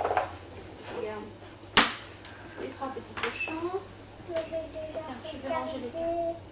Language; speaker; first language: French; native; French